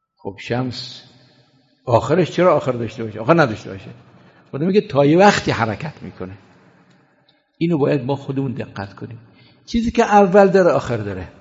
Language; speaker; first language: Persian; non-native, fluent; Arabic